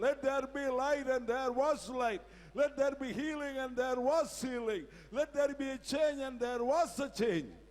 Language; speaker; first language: English; non-native, local second language; Tamil